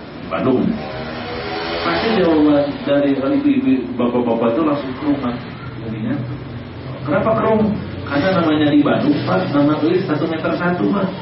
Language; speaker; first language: Indonesian; non-native, local second language; Sundanese